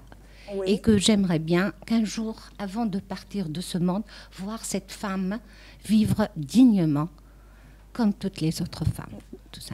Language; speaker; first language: French; non-native, local second language; Arabic